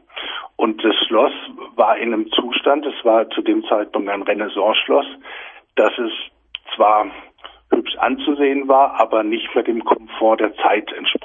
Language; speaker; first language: German; native; German